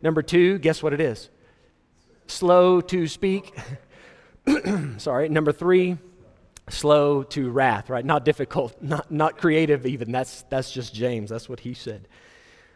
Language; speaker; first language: English; native; English